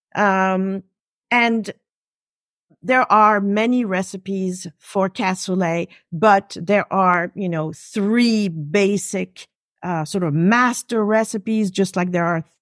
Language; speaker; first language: English; non-native, fluent; French